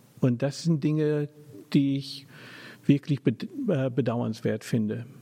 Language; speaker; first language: German; non-native, fluent; English